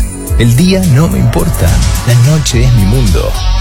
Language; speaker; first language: Spanish; native; Spanish